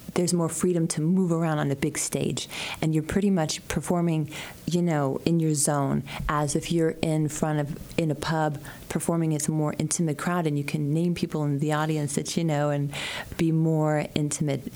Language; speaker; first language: English; early bilingual, other home language; Spanish